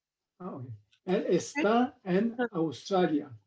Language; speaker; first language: Spanish; non-native, learner; English